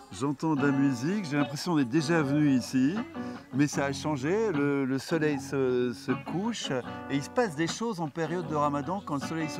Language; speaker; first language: French; native; French